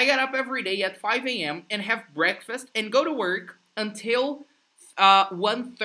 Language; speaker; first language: English; non-native, fluent; Portuguese